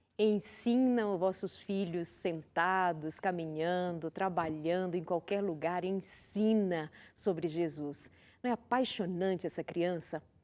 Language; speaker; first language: Portuguese; native; Portuguese